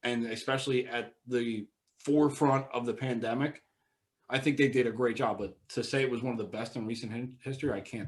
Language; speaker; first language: English; native; English